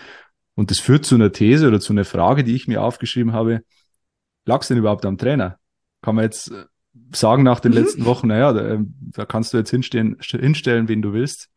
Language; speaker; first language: German; native; German